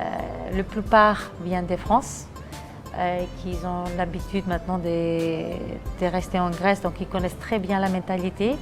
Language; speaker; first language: French; non-native, fluent; Greek